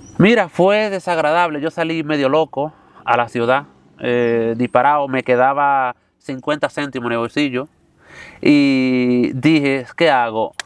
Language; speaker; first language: Spanish; native; Spanish